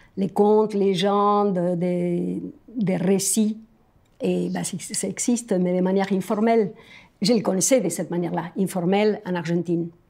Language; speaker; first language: French; non-native, fluent; Spanish